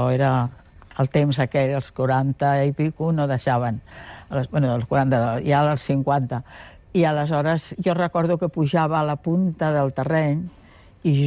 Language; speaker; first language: Catalan; native; Catalan